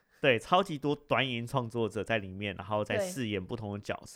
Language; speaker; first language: Chinese; native; Chinese